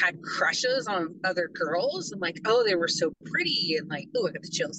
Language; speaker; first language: English; native; English